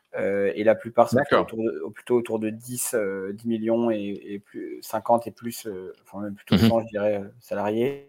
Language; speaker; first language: French; native; French